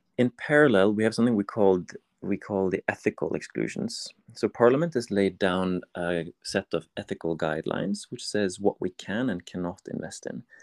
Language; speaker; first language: English; non-native, fluent; Norwegian